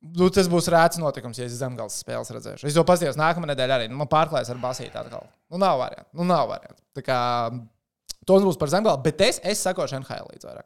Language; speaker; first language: Latvian; native; Latvian